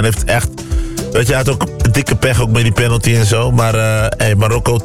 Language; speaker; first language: Dutch; native; Dutch